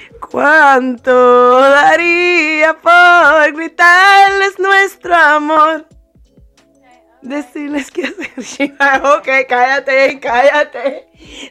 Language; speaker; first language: Spanish; early bilingual, heritage; Spanish